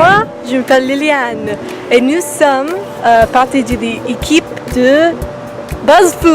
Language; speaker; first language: French; non-native, learner; English